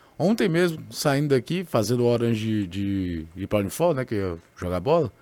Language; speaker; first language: Portuguese; native; Portuguese